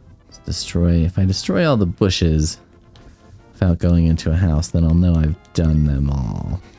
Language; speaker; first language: English; native; English